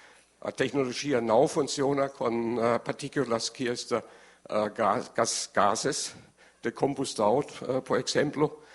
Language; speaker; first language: Portuguese; non-native, learner; German